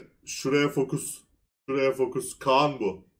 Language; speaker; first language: Turkish; native; Turkish